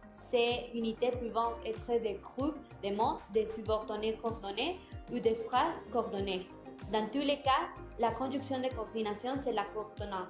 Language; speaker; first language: French; non-native, learner; Spanish